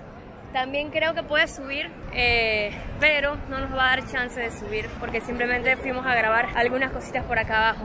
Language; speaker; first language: Spanish; native; Spanish